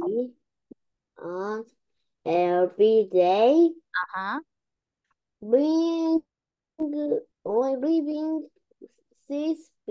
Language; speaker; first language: English; non-native, learner; Korean